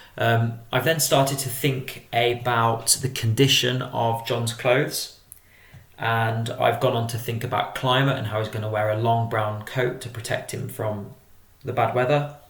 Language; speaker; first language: English; native; English